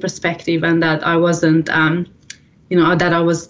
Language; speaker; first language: English; early bilingual, other home language; Persian